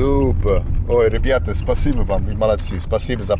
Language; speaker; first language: Russian; non-native, learner; English